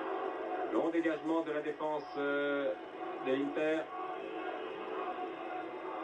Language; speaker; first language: French; native; French